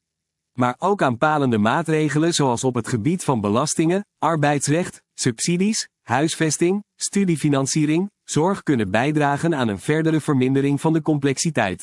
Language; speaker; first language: Dutch; native; Dutch